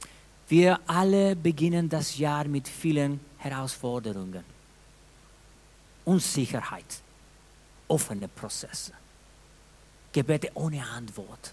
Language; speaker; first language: German; non-native, fluent; Spanish